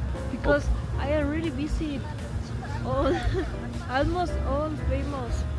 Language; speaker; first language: English; non-native, learner; Spanish